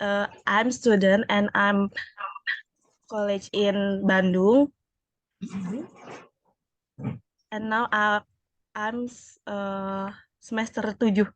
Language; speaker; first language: English; non-native, learner; Indonesian